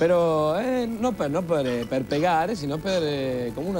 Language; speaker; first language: Italian; non-native, learner; Spanish